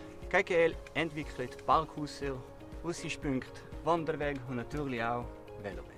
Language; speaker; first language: German; non-native, fluent; Hebrew